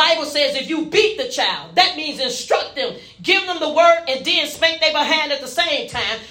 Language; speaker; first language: English; native; English